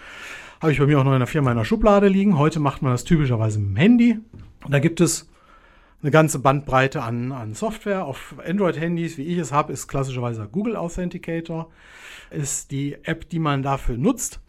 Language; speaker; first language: German; native; German